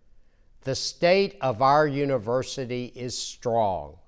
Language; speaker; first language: English; native; English